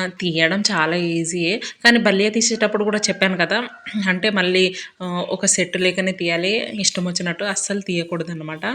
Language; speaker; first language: Telugu; non-native, local second language; Lambadi